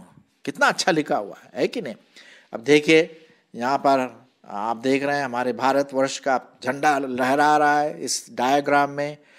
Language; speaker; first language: Hindi; non-native, local second language; Marathi